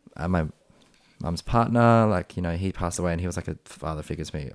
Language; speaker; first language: English; non-native, local second language; Vietnamese